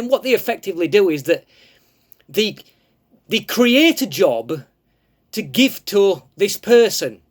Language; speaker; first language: English; native; English